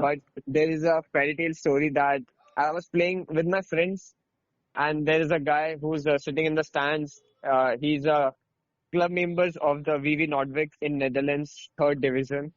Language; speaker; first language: English; non-native, local second language; Hindi